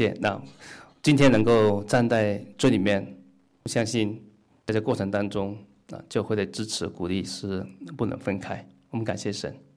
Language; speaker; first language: Chinese; non-native, local second language; Cantonese